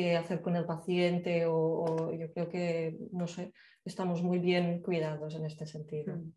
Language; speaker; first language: Spanish; non-native, fluent; Slovak